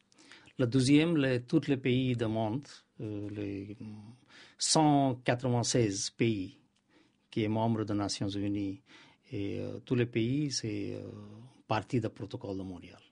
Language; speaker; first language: French; non-native, learner; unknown